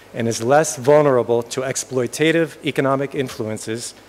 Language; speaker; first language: English; native; English